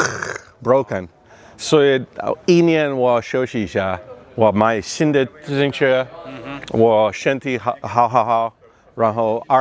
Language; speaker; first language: Chinese; non-native, learner; English